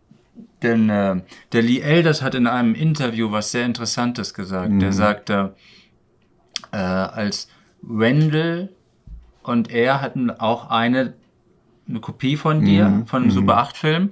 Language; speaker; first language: German; native; German